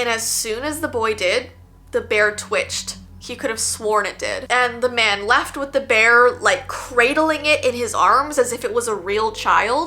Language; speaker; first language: English; native; English